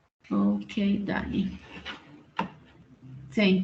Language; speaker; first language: English; non-native, learner; Spanish